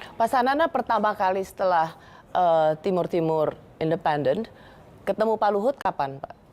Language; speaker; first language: Indonesian; native; Indonesian